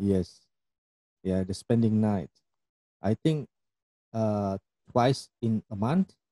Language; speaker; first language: English; non-native, fluent; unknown